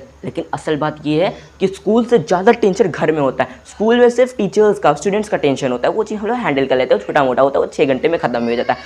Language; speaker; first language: Hindi; native; Hindi